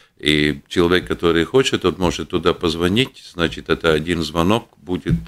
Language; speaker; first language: Russian; non-native, local second language; Latvian